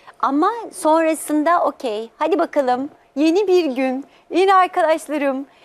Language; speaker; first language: Turkish; native; Turkish